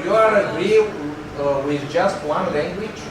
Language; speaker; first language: English; non-native, learner; Romanian